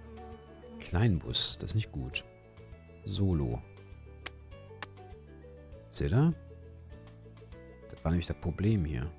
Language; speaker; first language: German; native; German